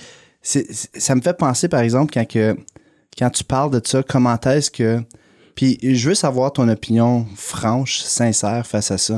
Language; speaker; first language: French; native; French